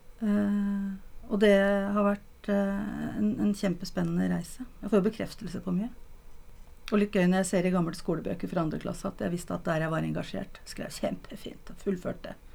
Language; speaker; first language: Norwegian; native; Norwegian